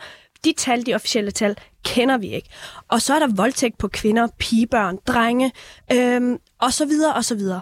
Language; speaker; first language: Danish; early bilingual, other home language; Persian